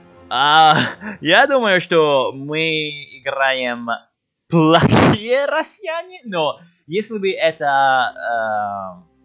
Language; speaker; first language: Russian; non-native, learner; English